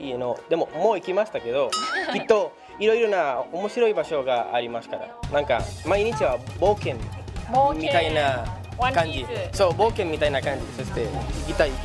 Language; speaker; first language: Japanese; non-native, learner; Spanish